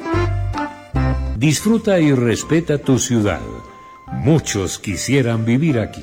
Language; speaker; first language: Spanish; native; Spanish